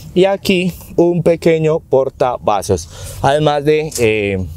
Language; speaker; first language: Spanish; native; Spanish